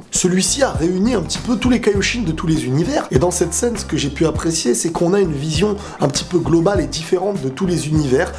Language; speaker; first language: French; native; French